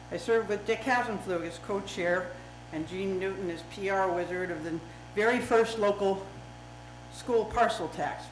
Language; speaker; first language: English; native; English